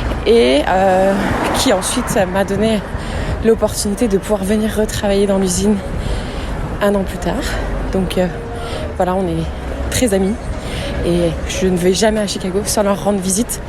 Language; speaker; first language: French; native; French